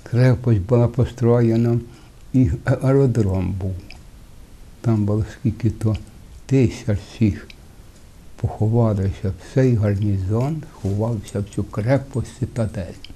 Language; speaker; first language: Ukrainian; native; Ukrainian